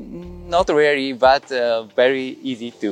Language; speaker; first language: English; non-native, learner; Japanese